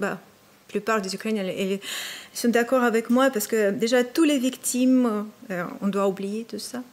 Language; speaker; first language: French; non-native, fluent; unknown